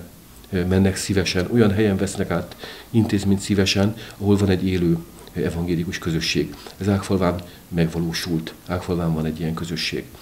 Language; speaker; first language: Hungarian; native; Hungarian